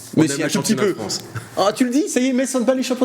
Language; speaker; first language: French; native; French